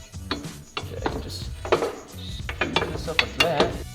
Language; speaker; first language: English; native; English